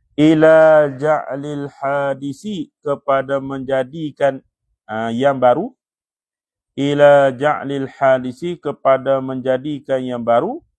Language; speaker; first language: Malay; native; Malay